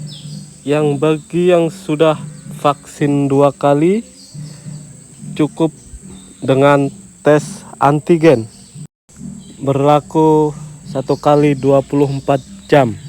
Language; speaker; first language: Indonesian; non-native, fluent; Japanese